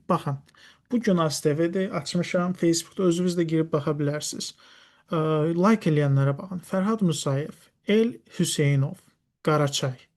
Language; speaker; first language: Azerbaijani; non-native, local second language; Talysh